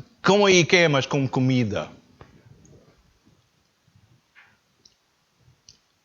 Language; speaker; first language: Portuguese; non-native, learner; English